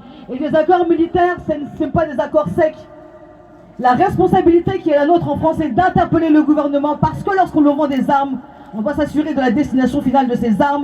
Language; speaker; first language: French; native; French